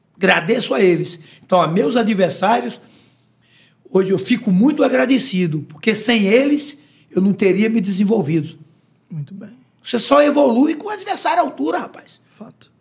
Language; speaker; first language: Portuguese; native; Portuguese